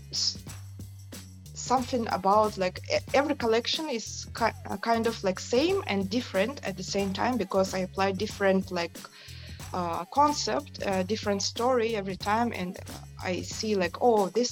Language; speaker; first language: English; non-native, fluent; Yakut